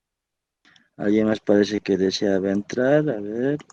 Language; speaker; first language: Spanish; native; Spanish